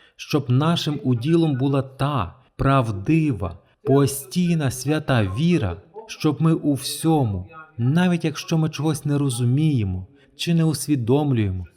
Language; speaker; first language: Ukrainian; non-native, fluent; Polish